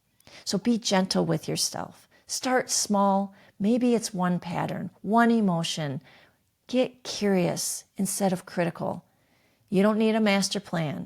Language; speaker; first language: English; native; English